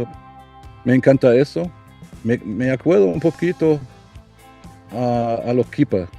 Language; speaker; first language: Spanish; non-native, learner; German